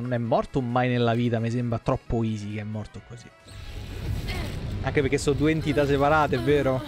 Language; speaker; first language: Italian; native; Italian